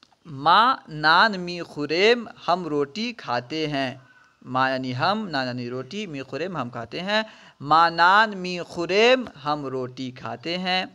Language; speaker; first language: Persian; non-native, fluent; Urdu